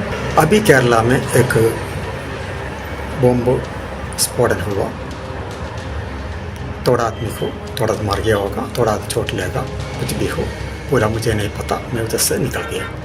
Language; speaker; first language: Hindi; non-native, local second language; Malayalam